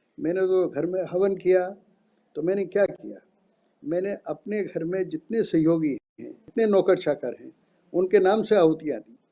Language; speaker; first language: Hindi; native; Hindi